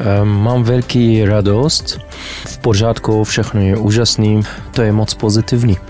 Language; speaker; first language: Czech; non-native, learner; Arabic